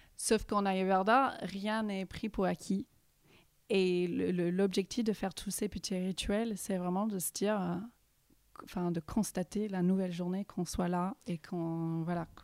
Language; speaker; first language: French; early bilingual, heritage; English